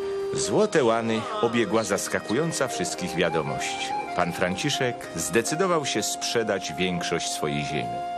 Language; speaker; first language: Polish; native; Polish